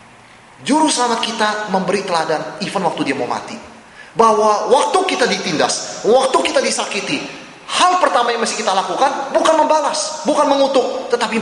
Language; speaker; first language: Indonesian; native; Indonesian